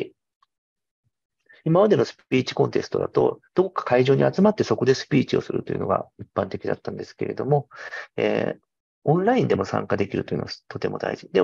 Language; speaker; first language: Japanese; native; Japanese